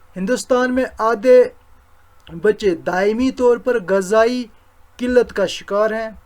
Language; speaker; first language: Urdu; non-native, local second language; Kashmiri